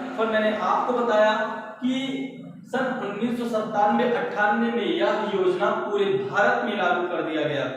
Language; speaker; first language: Hindi; native; Hindi